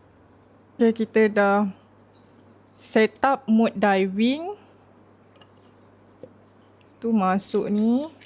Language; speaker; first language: Malay; native; Malay